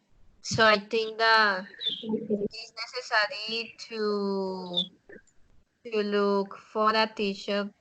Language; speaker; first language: English; non-native, learner; Spanish